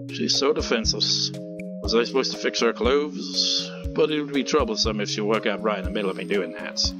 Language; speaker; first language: English; native; English